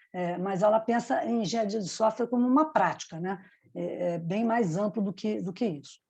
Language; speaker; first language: Portuguese; native; Portuguese